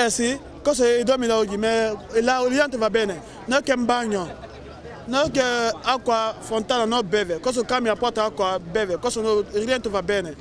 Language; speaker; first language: Italian; non-native, learner; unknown